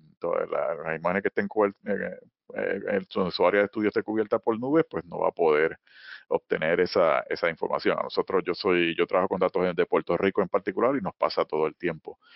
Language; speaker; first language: Spanish; native; Spanish